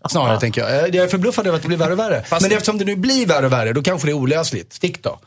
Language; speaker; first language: Swedish; native; Swedish